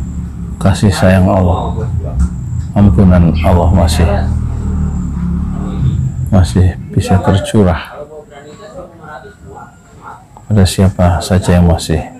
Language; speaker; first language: Indonesian; native; Indonesian